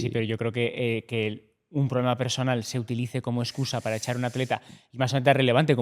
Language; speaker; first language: Spanish; native; Spanish